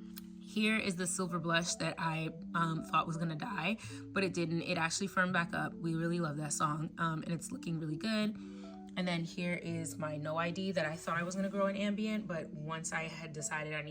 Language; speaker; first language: English; native; English